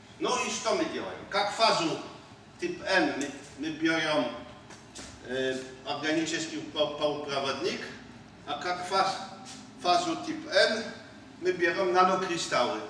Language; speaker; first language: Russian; non-native, fluent; Polish